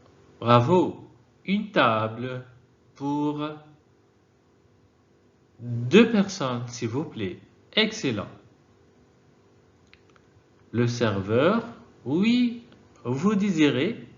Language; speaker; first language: French; non-native, fluent; Arabic